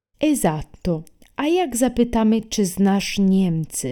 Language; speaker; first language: Polish; non-native, fluent; Italian